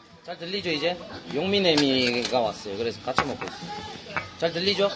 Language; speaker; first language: Korean; native; Korean